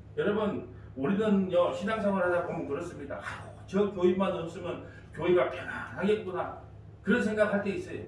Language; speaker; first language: Korean; native; Korean